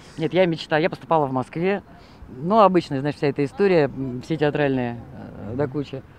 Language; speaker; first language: Russian; native; Russian